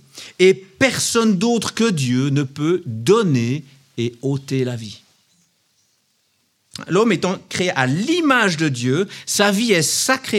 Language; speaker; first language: French; native; French